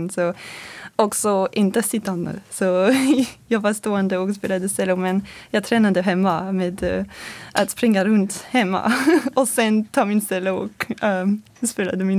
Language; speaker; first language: Swedish; non-native, fluent; French